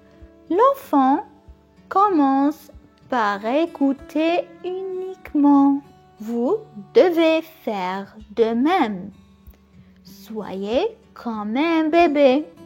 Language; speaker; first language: French; non-native, local second language; Arabic